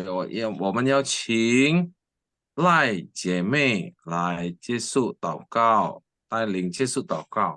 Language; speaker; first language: Chinese; non-native, learner; Indonesian